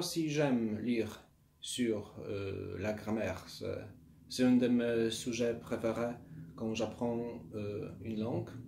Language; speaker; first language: French; non-native, learner; Polish